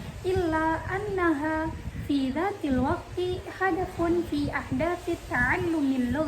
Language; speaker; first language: Arabic; non-native, learner; Indonesian